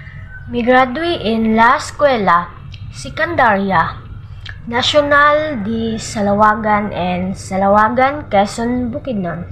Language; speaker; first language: Spanish; non-native, learner; Cebuano